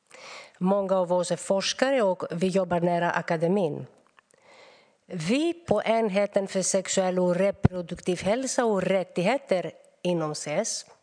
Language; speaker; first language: Swedish; non-native, fluent; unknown